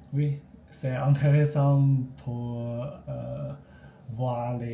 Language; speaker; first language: French; non-native, learner; Chinese